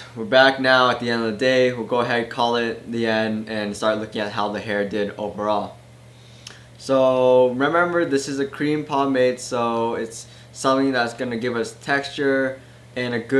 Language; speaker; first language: English; native; English